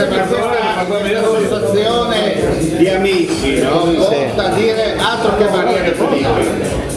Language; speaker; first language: Italian; native; Italian